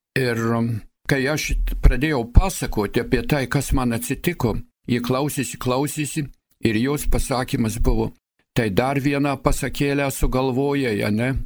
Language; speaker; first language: Lithuanian; early bilingual, heritage; Lithuanian